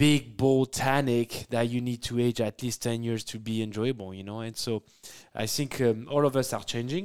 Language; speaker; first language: English; non-native, fluent; French